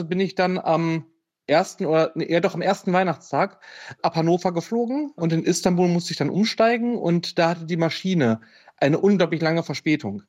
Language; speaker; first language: German; native; German